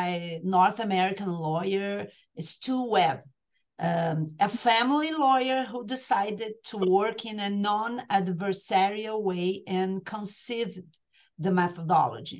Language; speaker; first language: English; non-native, fluent; Portuguese